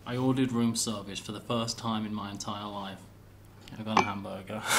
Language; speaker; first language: English; native; English